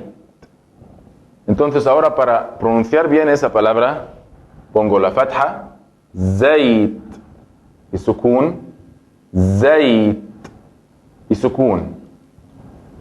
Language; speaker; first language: Spanish; non-native, fluent; Arabic